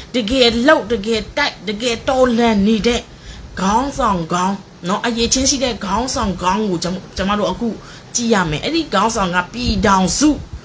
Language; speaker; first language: Burmese; non-native, local second language; S'gaw Karen